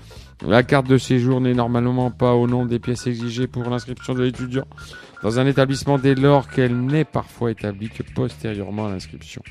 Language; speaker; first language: French; native; French